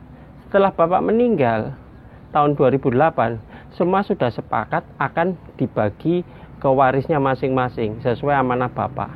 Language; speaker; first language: Indonesian; native; Indonesian